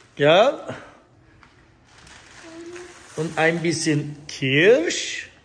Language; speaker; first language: German; non-native, learner; Turkish